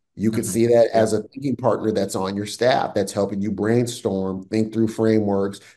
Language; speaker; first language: English; native; English